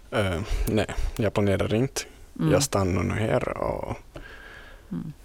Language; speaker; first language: Swedish; non-native, fluent; Ukrainian